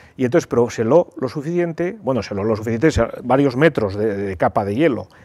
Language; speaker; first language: Spanish; native; Spanish